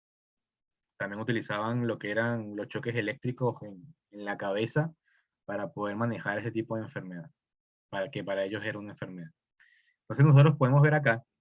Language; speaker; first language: Spanish; native; Spanish